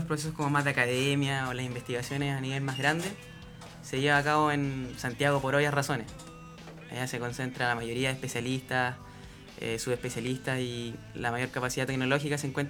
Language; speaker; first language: Spanish; native; Spanish